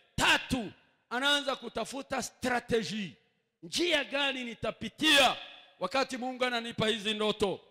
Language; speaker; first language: Swahili; non-native, local second language; Kinyarwanda